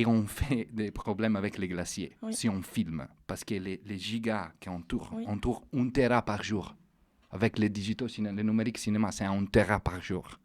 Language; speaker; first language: French; non-native, fluent; Italian